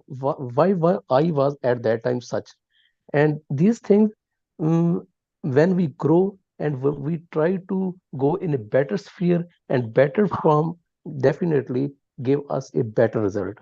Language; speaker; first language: English; non-native, learner; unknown